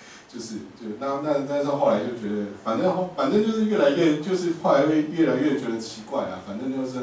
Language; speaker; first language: Chinese; native; Chinese